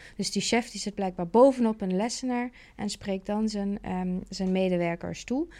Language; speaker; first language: Dutch; native; Dutch